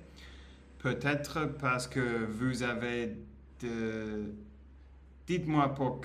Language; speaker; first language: French; non-native, learner; Spanish